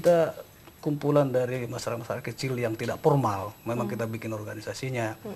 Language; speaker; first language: Indonesian; native; Indonesian